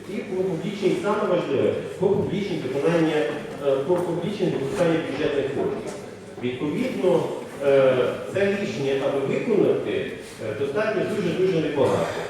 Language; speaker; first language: Ukrainian; native; Ukrainian